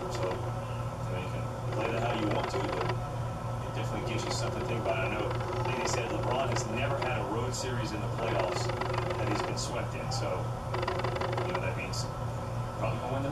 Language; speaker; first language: English; native; English